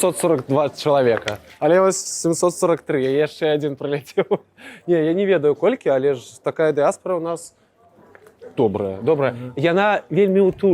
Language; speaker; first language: Belarusian; non-native, local second language; Russian